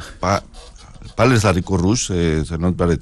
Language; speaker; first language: French; non-native, learner; Spanish